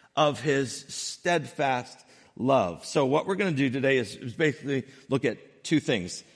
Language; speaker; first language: English; native; English